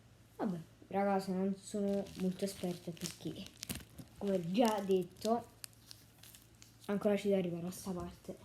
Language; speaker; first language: Italian; native; Italian